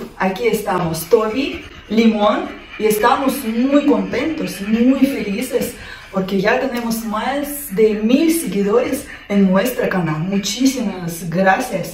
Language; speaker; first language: Spanish; non-native, fluent; Russian